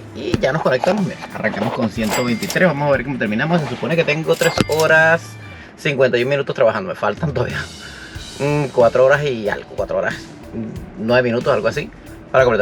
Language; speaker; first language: Spanish; native; Spanish